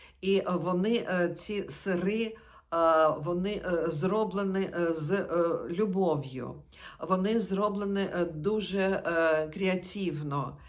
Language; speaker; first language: Ukrainian; non-native, local second language; Russian